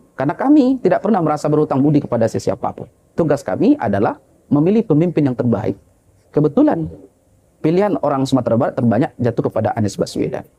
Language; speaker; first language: Indonesian; non-native, local second language; Minangkabau